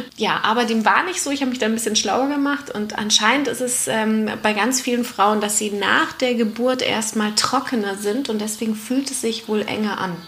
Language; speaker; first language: German; native; German